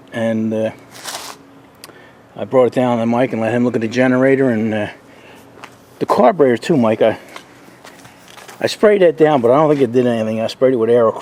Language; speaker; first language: English; native; English